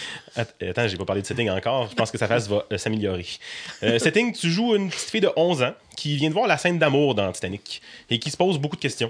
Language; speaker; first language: French; native; French